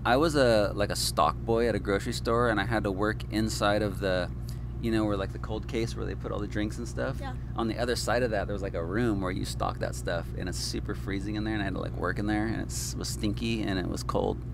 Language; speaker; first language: English; native; English